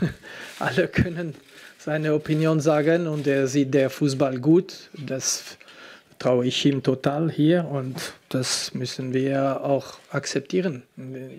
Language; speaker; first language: German; non-native, fluent; French